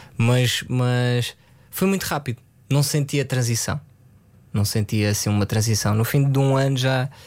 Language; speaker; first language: Portuguese; early bilingual, other home language; French